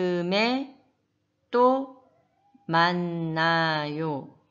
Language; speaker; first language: Korean; non-native, fluent; Malagasy